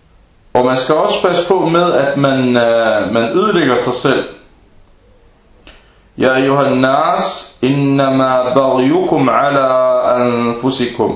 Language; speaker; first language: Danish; non-native, fluent; Arabic